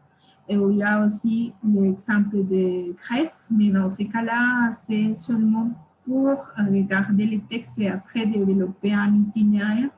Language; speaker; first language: French; non-native, fluent; Spanish